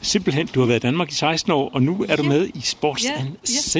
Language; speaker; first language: Danish; native; Danish